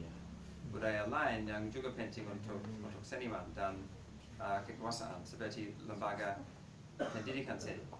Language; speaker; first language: Indonesian; non-native, fluent; English